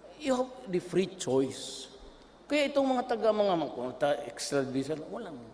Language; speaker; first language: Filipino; non-native, local second language; Cebuano